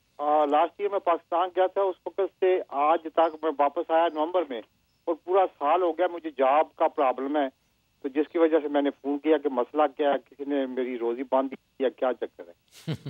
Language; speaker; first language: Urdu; non-native, local second language; Punjabi